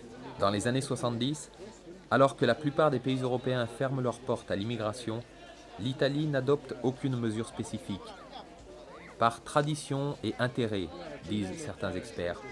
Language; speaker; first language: French; native; French